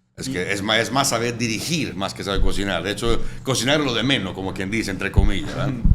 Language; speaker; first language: Spanish; non-native, fluent; Italian